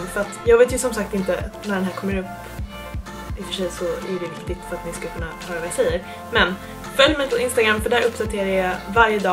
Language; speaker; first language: Swedish; native; Swedish